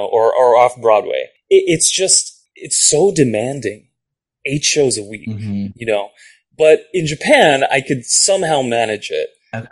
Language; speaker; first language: English; non-native, fluent; Japanese